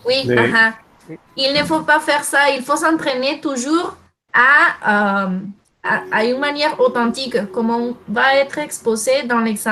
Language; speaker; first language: French; non-native, fluent; Spanish